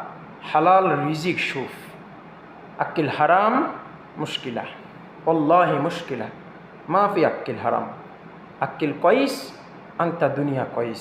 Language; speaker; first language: Arabic; non-native, learner; Bangla